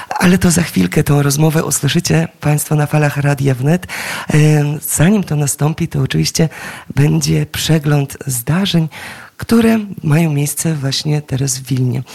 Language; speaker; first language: Polish; native; Polish